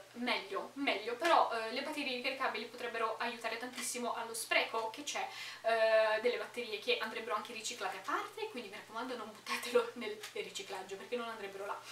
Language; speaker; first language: Italian; early bilingual, other home language; Romanian